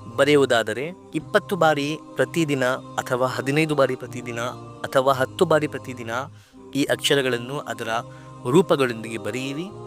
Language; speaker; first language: Kannada; non-native, local second language; Urdu